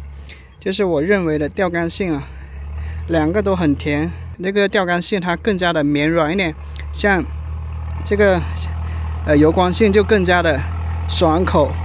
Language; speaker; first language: Chinese; native; Chinese